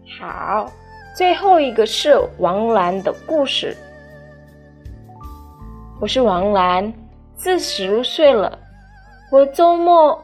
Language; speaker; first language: Chinese; non-native, fluent; Indonesian